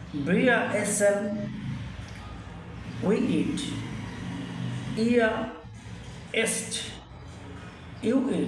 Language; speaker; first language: German; non-native, learner; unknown